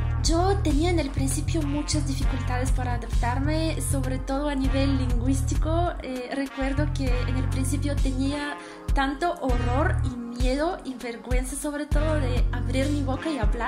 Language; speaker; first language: Spanish; non-native, fluent; Bulgarian